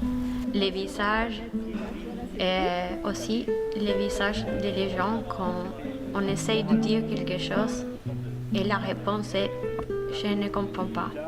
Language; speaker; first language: French; non-native, learner; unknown